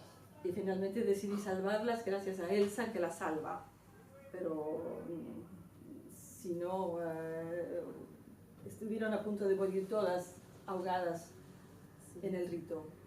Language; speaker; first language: Spanish; native; Spanish